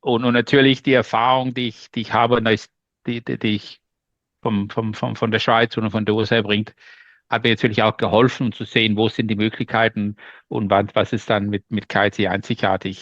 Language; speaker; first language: German; non-native, learner; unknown